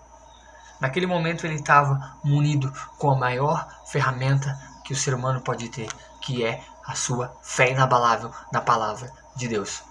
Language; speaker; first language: Portuguese; native; Portuguese